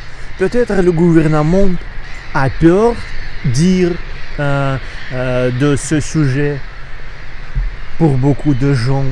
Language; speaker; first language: French; non-native, learner; Russian